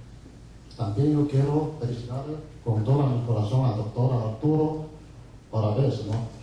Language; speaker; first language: Spanish; non-native, fluent; Chinese